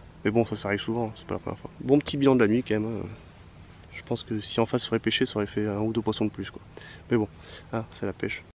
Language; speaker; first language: French; native; French